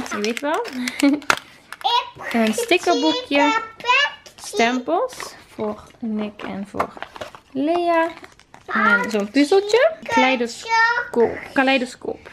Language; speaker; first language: Dutch; native; Dutch